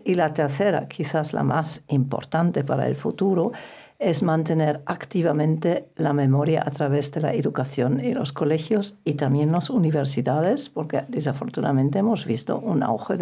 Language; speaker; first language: Spanish; non-native, fluent; German